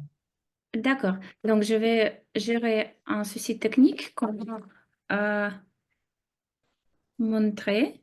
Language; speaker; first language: French; non-native, fluent; Russian